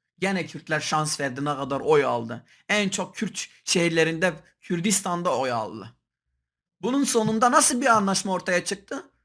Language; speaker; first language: Turkish; non-native, local second language; Kurdish